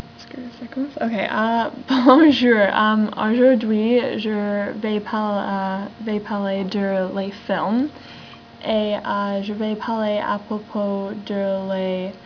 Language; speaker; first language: French; non-native, learner; English